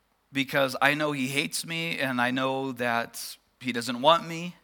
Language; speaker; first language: English; native; English